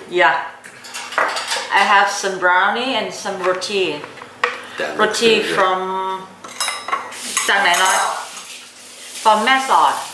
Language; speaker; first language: English; non-native, learner; Thai